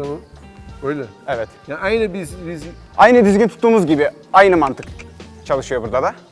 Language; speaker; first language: Turkish; non-native, learner; English